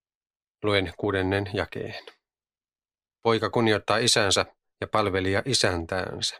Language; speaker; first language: Finnish; native; Finnish